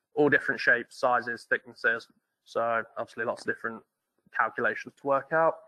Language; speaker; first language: English; native; English